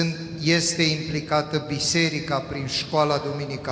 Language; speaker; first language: Romanian; non-native, fluent; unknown